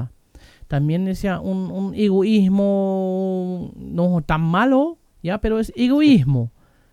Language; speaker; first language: Spanish; non-native, fluent; German